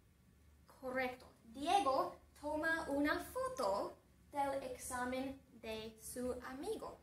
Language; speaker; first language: Spanish; non-native, fluent; English